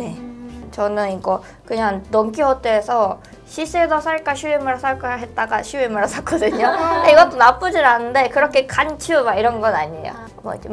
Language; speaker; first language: Korean; non-native, fluent; Japanese